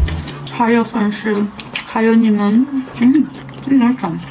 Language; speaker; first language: Chinese; non-native, learner; Korean